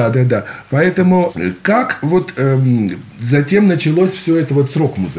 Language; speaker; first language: Russian; native; Russian